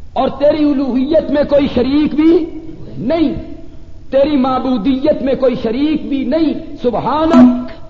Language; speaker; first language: Urdu; non-native, local second language; Punjabi